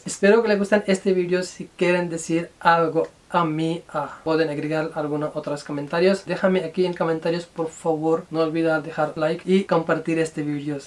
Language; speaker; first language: Spanish; non-native, learner; Urdu